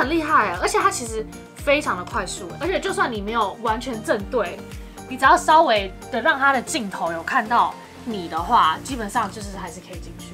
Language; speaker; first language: Chinese; native; Chinese